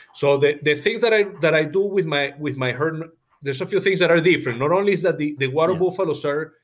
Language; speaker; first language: English; non-native, fluent; Spanish